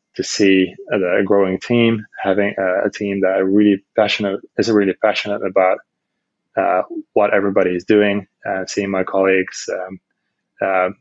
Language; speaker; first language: English; non-native, fluent; Dutch